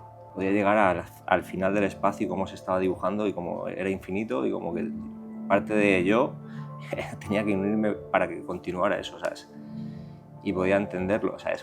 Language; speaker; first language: Spanish; native; Spanish